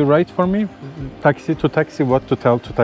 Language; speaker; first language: English; non-native, learner; Turkish